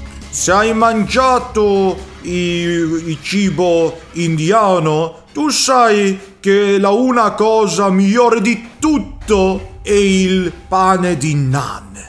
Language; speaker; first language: Italian; non-native, learner; Swedish